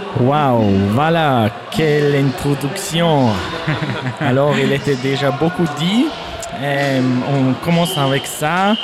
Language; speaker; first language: French; non-native, learner; German